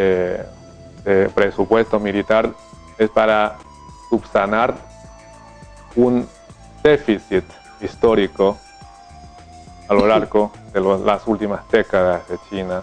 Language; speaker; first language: Spanish; non-native, fluent; Chinese